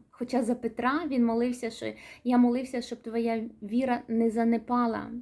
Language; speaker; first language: Ukrainian; non-native, local second language; Russian